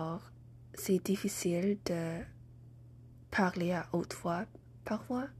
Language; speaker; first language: French; non-native, learner; English